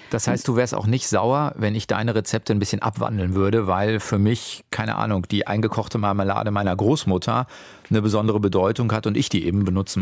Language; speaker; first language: German; native; German